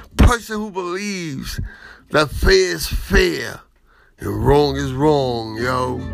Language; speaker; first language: English; non-native, fluent; Spanish